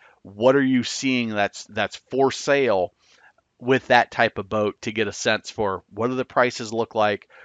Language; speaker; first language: English; native; English